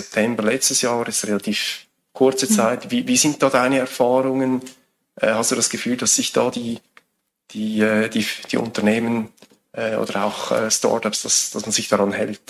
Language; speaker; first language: German; native; German